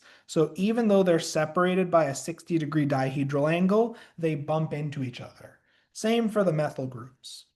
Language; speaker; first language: English; native; English